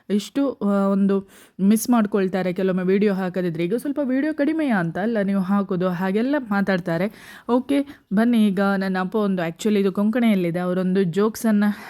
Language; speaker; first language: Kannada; native; Kannada